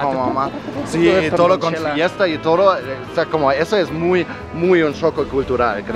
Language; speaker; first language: Spanish; non-native, fluent; German